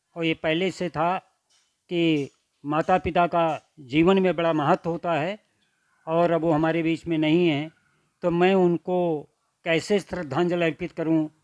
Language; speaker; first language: Hindi; native; Hindi